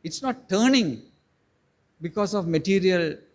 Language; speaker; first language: English; non-native, local second language; Sinhala